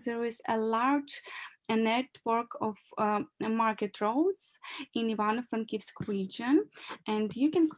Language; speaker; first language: English; non-native, learner; Ukrainian